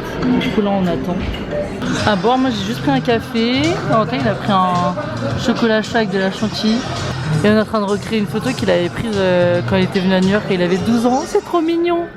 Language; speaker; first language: French; native; French